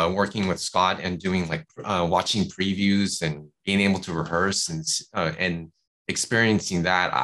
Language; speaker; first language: English; native; English